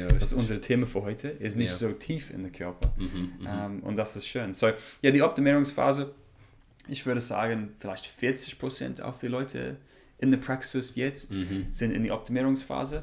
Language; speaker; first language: German; non-native, learner; English